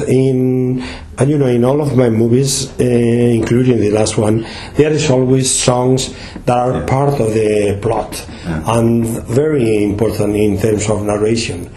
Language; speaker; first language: English; non-native, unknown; Spanish